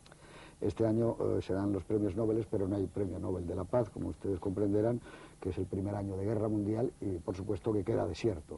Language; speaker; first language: Spanish; native; Spanish